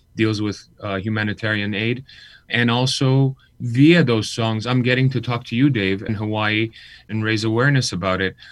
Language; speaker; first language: English; early bilingual, other home language; Armenian